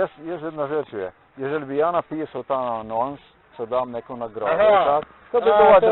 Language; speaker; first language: Polish; non-native, learner; Slovenian